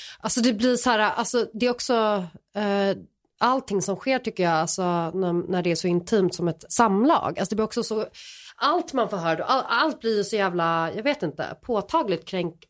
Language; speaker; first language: Swedish; native; Swedish